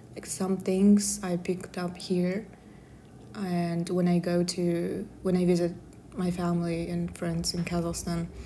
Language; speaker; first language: English; non-native, fluent; Kazakh